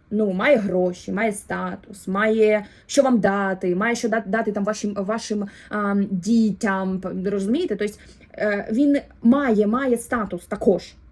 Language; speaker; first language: Ukrainian; non-native, local second language; Russian